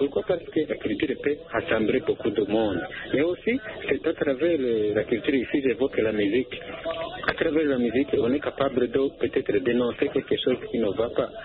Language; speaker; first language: French; non-native, local second language; Rundi